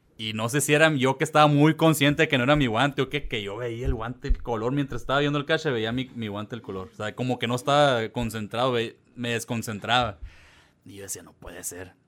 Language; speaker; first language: Spanish; early bilingual, heritage; Spanish